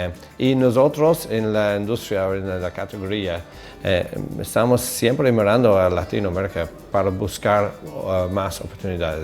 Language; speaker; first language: Spanish; non-native, fluent; English